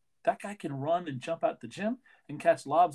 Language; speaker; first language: English; native; English